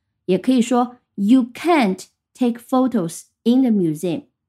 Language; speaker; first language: English; non-native, fluent; Chinese